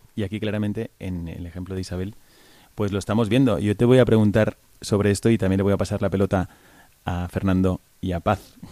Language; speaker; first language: Spanish; native; Spanish